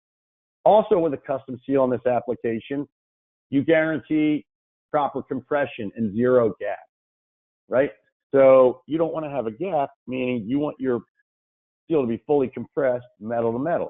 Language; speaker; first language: English; native; English